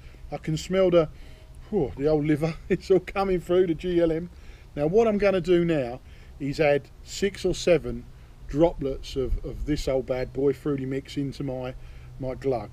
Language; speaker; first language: English; native; English